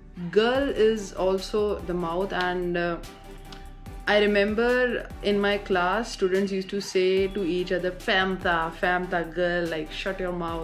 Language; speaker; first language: English; non-native, local second language; Hindi